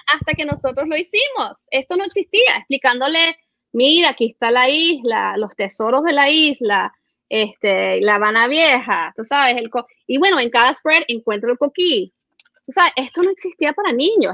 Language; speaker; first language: Spanish; early bilingual, heritage; Spanish